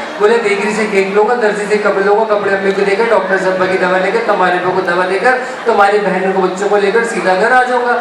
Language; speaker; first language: Urdu; native; Urdu